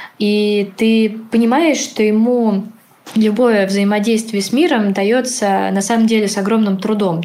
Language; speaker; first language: Russian; native; Russian